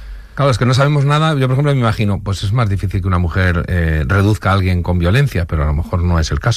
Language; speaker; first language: Spanish; native; Spanish